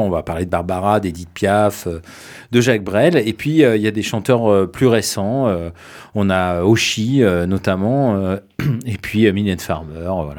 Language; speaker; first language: French; native; French